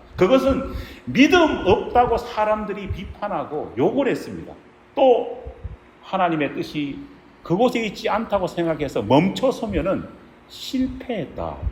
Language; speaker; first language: Korean; native; Korean